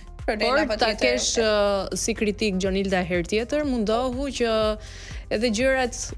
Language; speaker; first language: Albanian; native; Albanian